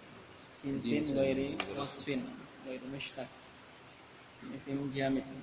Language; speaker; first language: Arabic; non-native, fluent; Indonesian